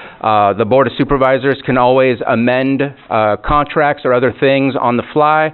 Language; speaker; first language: English; native; English